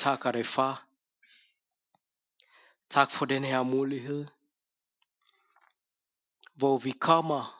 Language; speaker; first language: Danish; non-native, fluent; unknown